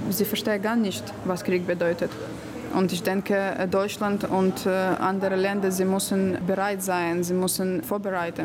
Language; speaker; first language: German; non-native, learner; Ukrainian